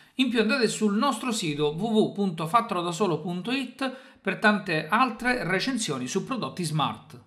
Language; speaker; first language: Italian; native; Italian